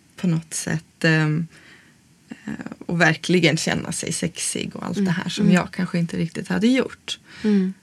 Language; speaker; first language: Swedish; native; Swedish